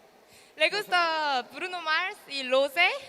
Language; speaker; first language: Spanish; non-native, learner; Korean